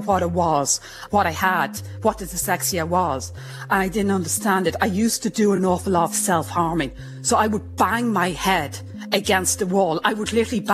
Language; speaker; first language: English; native; English